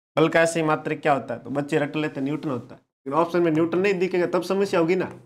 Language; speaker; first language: Hindi; native; Hindi